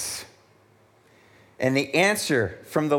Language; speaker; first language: English; native; English